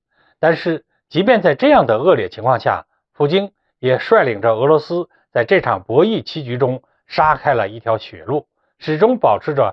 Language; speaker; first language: Chinese; native; Chinese